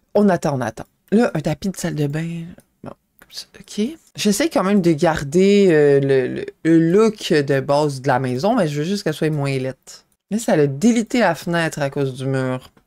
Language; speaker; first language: French; native; French